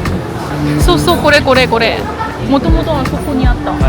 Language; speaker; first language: Japanese; non-native, fluent; Chinese